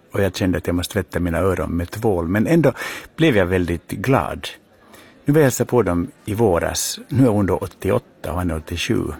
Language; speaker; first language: Swedish; native; Swedish